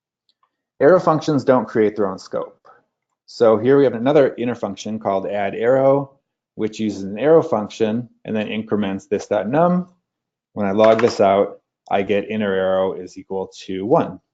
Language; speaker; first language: English; native; English